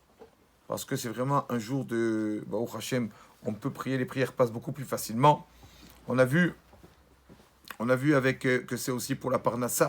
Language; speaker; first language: French; native; French